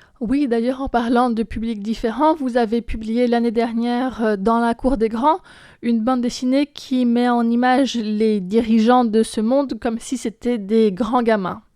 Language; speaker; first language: French; native; French